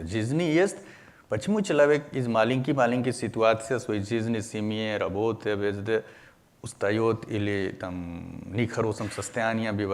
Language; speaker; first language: Russian; non-native, learner; Hindi